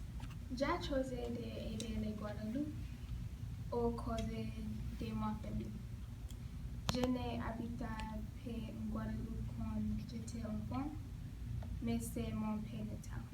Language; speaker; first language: French; non-native, learner; English